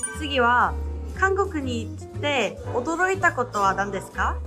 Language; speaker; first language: Japanese; non-native, learner; Korean